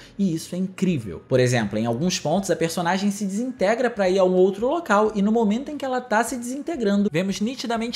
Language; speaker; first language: Portuguese; native; Portuguese